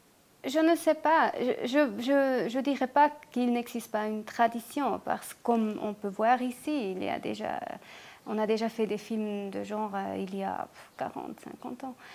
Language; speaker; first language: French; non-native, local second language; German